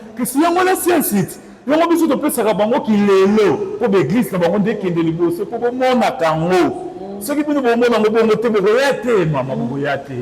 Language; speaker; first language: Lingala; non-native, local second language; Kongo